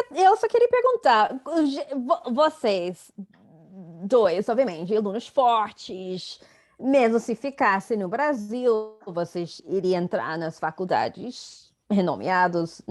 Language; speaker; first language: Portuguese; non-native, fluent; English